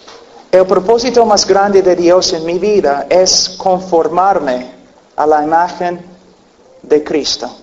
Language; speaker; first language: Spanish; non-native, fluent; English